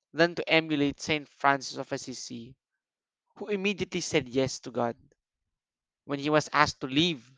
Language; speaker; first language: English; non-native, local second language; Filipino